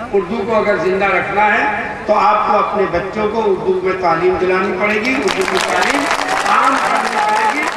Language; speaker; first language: Hindi; native; Hindi